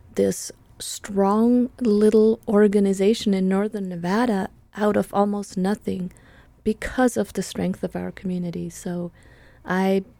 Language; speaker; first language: English; non-native, fluent; Spanish